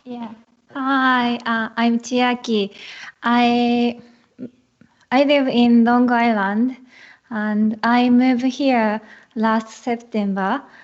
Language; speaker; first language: English; non-native, learner; Japanese